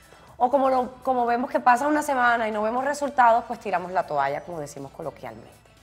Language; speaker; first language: Spanish; native; Spanish